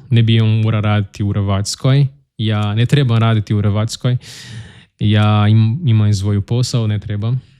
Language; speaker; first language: Bosnian; non-native, learner; Portuguese